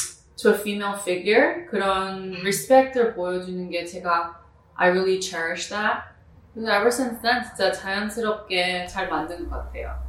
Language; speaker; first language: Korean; early bilingual, heritage; Korean